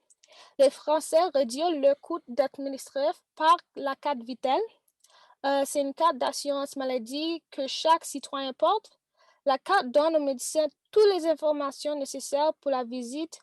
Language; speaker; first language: French; non-native, learner; English